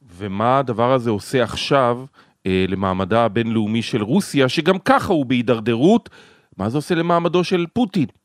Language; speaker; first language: Hebrew; native; Hebrew